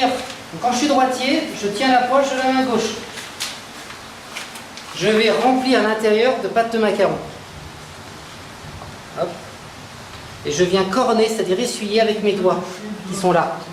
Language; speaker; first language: French; native; French